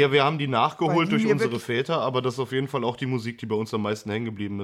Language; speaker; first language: German; native; German